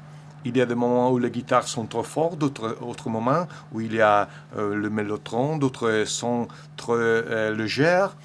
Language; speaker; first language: French; non-native, learner; Italian